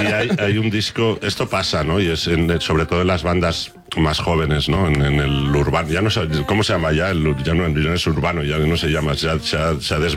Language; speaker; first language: Spanish; native; Spanish